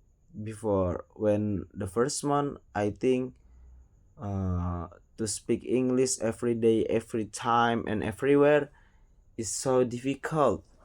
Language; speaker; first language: English; non-native, learner; Indonesian